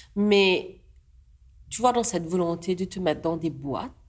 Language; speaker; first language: French; non-native, local second language; Morisyen